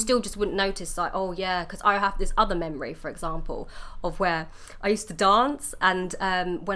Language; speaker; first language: English; native; English